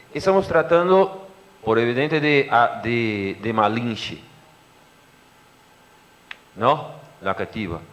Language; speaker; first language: Spanish; non-native, fluent; Portuguese